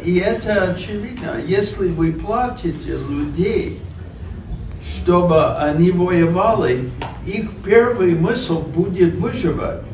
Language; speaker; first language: Russian; non-native, fluent; English